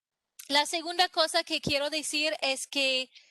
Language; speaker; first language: Spanish; non-native, fluent; English